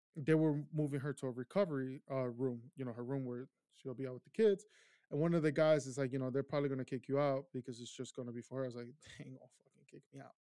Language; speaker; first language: English; early bilingual, other home language; Spanish